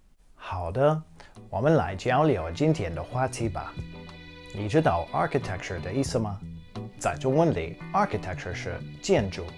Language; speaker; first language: Chinese; non-native, fluent; English